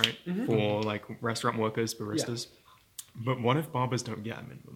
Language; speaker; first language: English; native; English